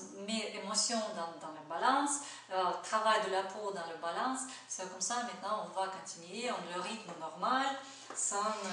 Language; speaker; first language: French; non-native, learner; Russian